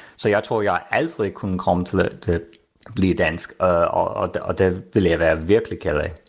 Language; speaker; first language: Danish; non-native, fluent; English